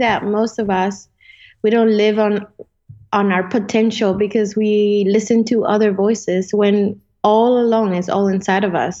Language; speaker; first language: English; non-native, fluent; Spanish